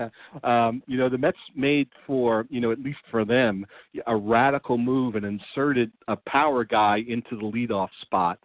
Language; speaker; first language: English; native; English